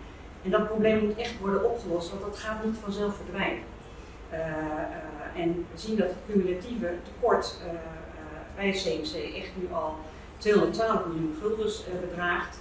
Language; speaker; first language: Dutch; non-native, local second language; Papiamento